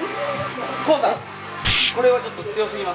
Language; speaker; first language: Japanese; native; Japanese